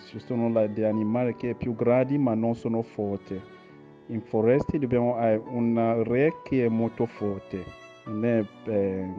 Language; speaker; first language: Italian; non-native, learner; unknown